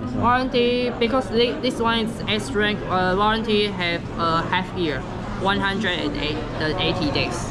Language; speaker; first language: English; non-native, learner; Chinese